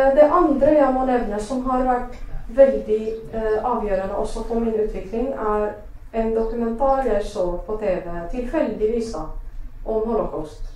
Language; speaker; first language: Norwegian; non-native, fluent; Arabic